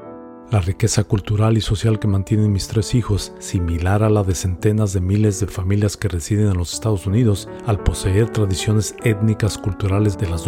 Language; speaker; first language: Spanish; native; Spanish